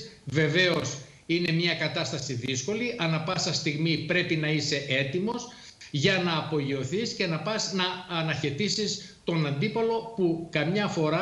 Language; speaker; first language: Greek; native; Greek